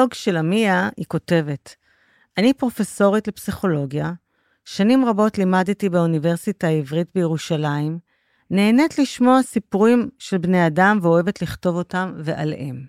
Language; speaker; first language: Hebrew; native; Hebrew